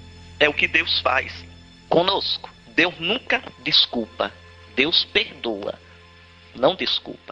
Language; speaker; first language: Portuguese; native; Portuguese